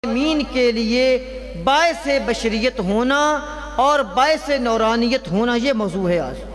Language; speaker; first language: Urdu; non-native, local second language; Punjabi